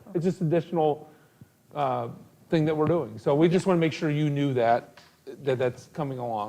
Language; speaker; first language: English; native; English